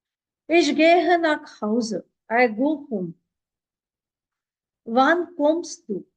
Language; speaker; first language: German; non-native, fluent; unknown